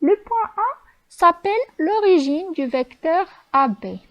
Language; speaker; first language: French; non-native, local second language; Arabic